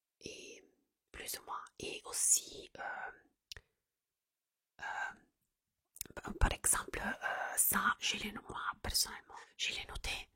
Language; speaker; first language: French; non-native, fluent; Italian